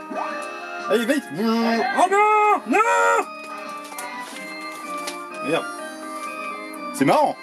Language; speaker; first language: French; native; French